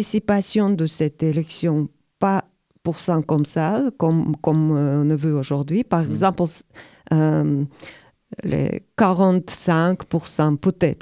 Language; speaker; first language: French; non-native, learner; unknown